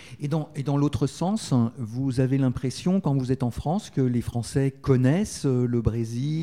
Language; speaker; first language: French; native; French